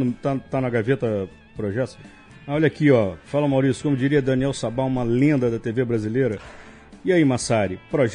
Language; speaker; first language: Portuguese; native; Portuguese